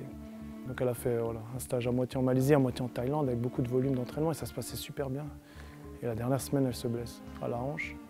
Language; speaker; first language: French; native; French